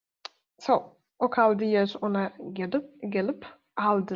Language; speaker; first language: Turkish; non-native, fluent; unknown